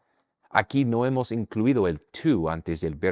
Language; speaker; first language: Spanish; non-native, fluent; English